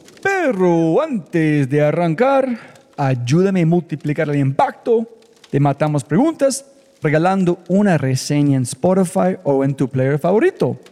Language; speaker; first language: Spanish; non-native, fluent; English